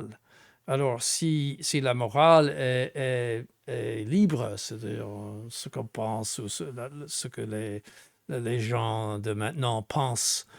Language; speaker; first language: French; non-native, fluent; English